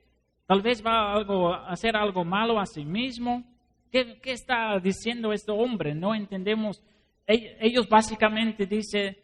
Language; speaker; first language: Spanish; non-native, fluent; Dutch